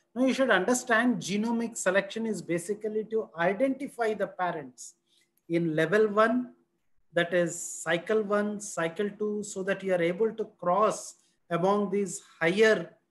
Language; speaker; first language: English; non-native, local second language; Telugu